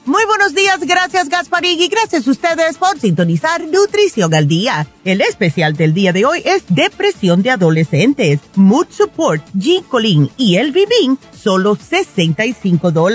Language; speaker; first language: Spanish; native; Spanish